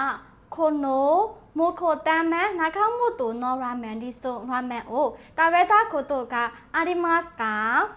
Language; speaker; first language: Japanese; non-native, learner; Burmese